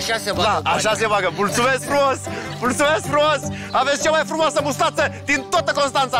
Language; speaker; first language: Romanian; native; Romanian